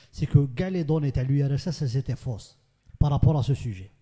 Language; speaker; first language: French; non-native, local second language; Arabic